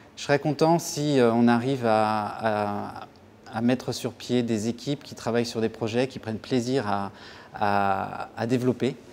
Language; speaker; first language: French; native; French